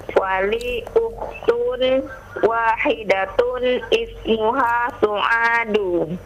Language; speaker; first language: Arabic; non-native, learner; Indonesian